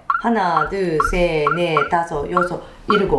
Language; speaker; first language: Korean; non-native, fluent; Japanese